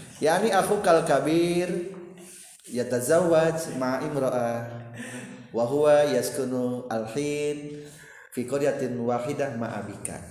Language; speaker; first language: Arabic; non-native, learner; Indonesian